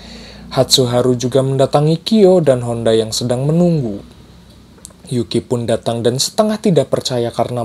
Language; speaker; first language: Indonesian; native; Indonesian